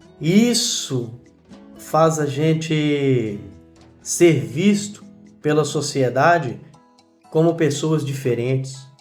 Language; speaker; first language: Portuguese; native; Portuguese